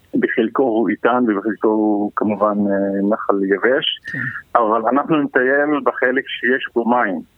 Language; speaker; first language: Hebrew; non-native, local second language; Arabic